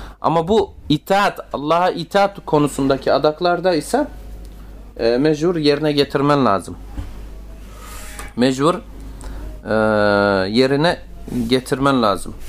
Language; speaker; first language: Turkish; native; Turkish